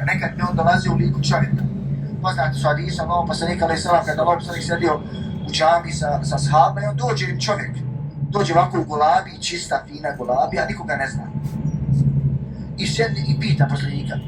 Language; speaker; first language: Bosnian; native; Bosnian